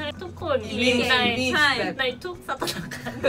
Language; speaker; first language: Thai; non-native, learner; Korean